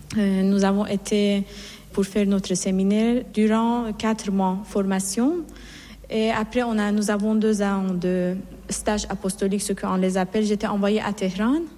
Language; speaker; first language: French; non-native, fluent; Persian